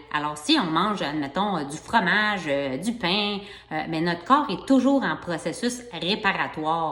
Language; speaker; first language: French; native; French